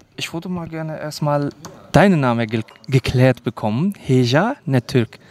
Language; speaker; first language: German; early bilingual, other home language; Kurdish